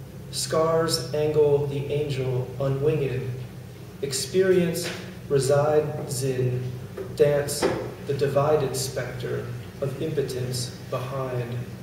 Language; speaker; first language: English; native; English